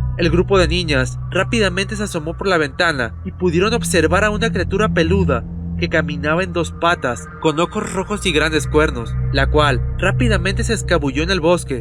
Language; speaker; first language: Spanish; native; Spanish